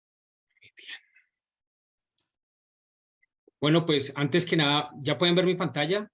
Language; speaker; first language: Spanish; native; Spanish